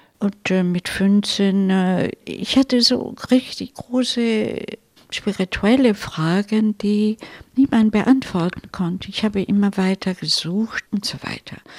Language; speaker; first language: German; non-native, fluent; Italian